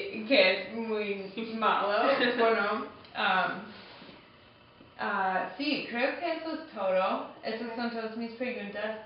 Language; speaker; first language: Spanish; non-native, learner; English